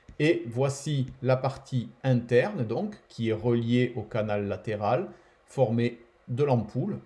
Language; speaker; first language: French; native; French